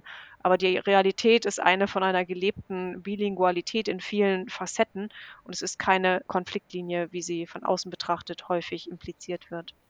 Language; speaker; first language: German; native; German